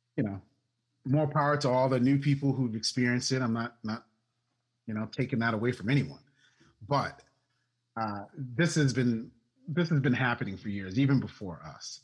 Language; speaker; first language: English; native; English